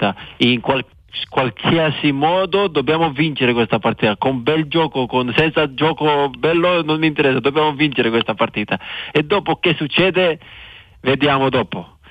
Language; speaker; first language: Italian; non-native, fluent; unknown